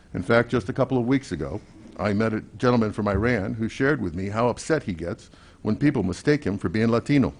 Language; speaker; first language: English; native; English